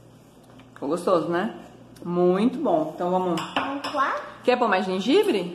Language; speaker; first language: Portuguese; native; Portuguese